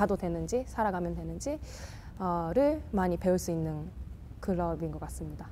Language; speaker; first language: Korean; early bilingual, heritage; Japanese